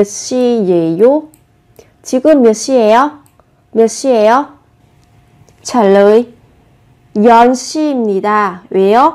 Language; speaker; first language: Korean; non-native, fluent; Vietnamese